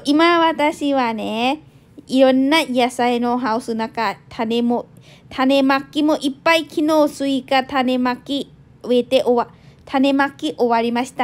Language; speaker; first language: Japanese; non-native, learner; Thai